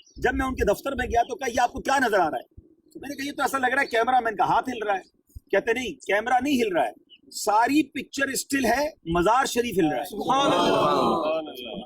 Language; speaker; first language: Urdu; native; Urdu